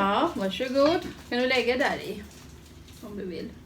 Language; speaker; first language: Swedish; non-native, learner; Thai